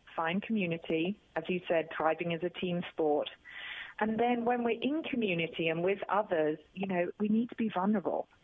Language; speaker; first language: English; native; English